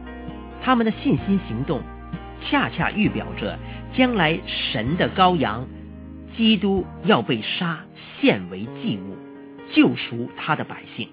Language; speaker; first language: Chinese; native; Chinese